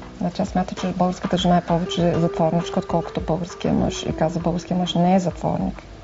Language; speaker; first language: Bulgarian; native; Bulgarian